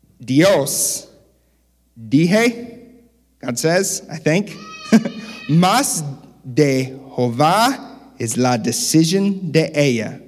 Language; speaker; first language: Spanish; non-native, learner; English